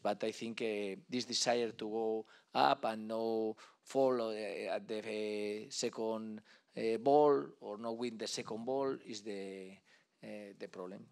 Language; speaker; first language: English; non-native, learner; Spanish